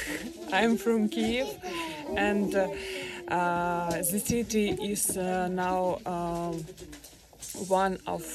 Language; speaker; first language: English; non-native, learner; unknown